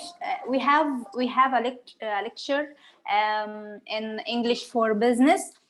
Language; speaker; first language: English; non-native, learner; Arabic